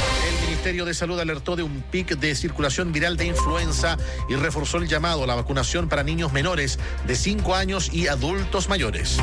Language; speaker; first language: Spanish; native; Spanish